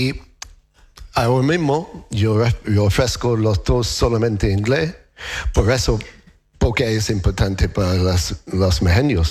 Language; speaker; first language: Spanish; non-native, learner; English